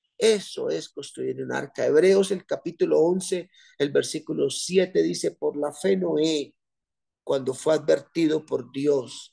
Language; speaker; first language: Spanish; native; Spanish